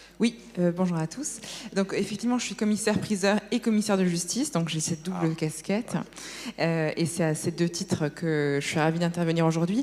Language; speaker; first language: French; native; French